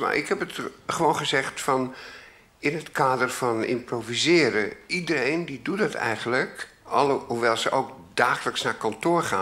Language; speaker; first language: Dutch; native; Dutch